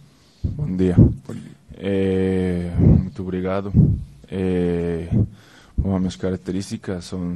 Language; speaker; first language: Portuguese; non-native, fluent; Spanish